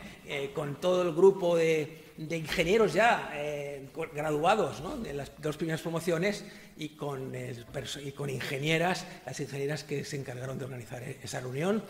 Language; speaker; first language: Spanish; native; Spanish